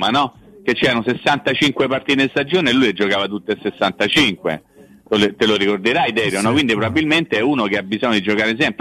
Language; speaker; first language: Italian; native; Italian